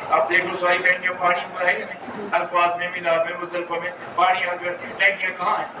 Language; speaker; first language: Urdu; early bilingual, heritage; Urdu